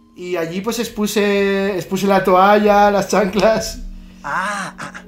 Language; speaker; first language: Spanish; native; Spanish